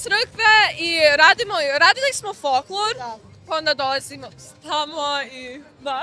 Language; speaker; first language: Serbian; early bilingual, heritage; Serbian